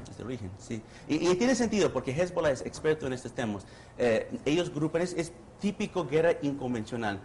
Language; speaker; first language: Spanish; early bilingual, heritage; Spanish